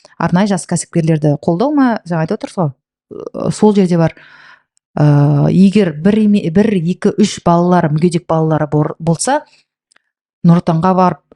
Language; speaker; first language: Kazakh; native; Kazakh